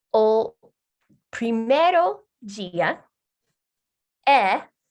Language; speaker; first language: Portuguese; non-native, fluent; English